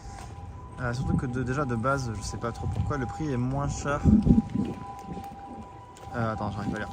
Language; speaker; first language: French; native; French